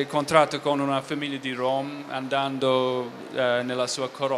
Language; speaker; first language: Italian; non-native, fluent; English